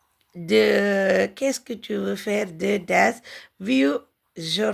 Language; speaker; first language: French; non-native, learner; Tamil